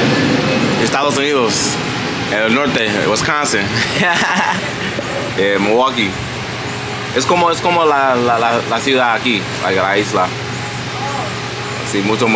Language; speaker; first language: Spanish; non-native, learner; English